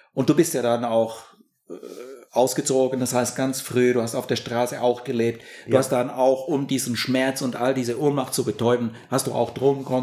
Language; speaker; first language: German; native; German